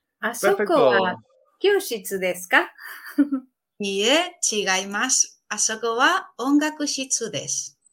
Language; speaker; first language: Japanese; non-native, fluent; Spanish